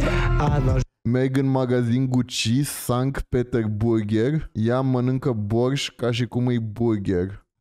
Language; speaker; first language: Romanian; native; Romanian